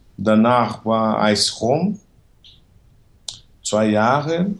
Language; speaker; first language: German; non-native, learner; Portuguese